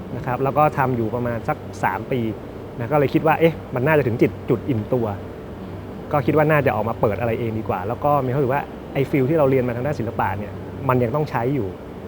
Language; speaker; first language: Thai; native; Thai